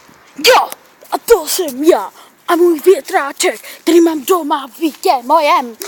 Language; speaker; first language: Czech; native; Czech